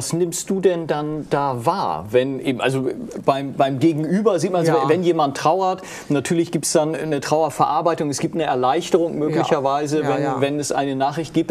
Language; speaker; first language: German; native; German